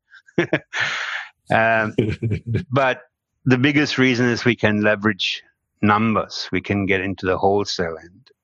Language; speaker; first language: English; non-native, fluent; German